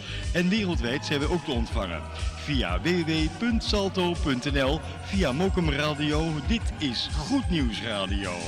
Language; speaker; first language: Dutch; native; Dutch